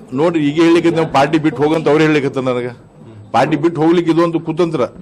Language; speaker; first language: Kannada; non-native, local second language; Lambadi